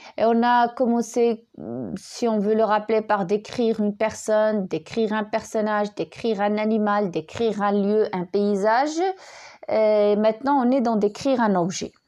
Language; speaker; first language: French; non-native, local second language; Arabic